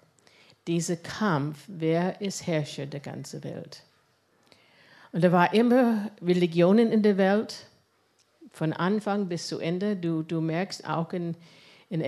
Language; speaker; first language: German; non-native, fluent; English